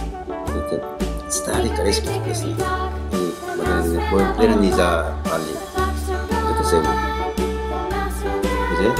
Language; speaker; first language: Russian; non-native, learner; Korean